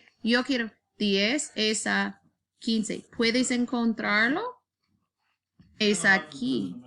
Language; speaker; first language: Spanish; non-native, learner; English